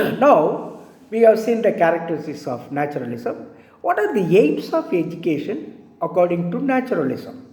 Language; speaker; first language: English; non-native, local second language; Tamil